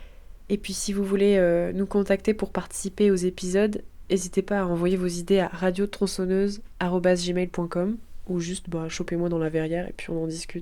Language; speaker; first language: French; native; French